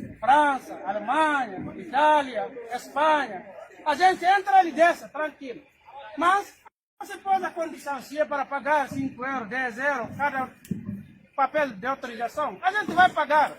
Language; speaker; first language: Portuguese; non-native, learner; Haitian Creole